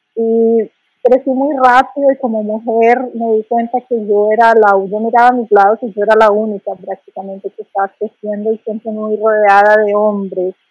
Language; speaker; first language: Spanish; native; Spanish